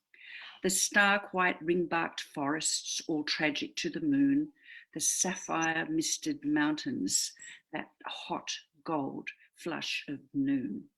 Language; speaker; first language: English; native; English